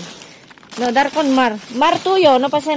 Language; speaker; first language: Spanish; non-native, learner; Filipino